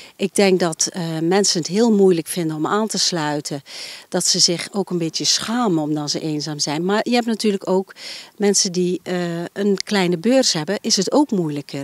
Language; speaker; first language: Dutch; native; Dutch